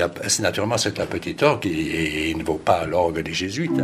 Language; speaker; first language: French; native; French